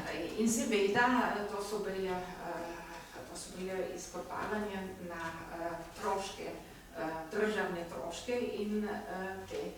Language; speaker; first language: Slovenian; non-native, learner; German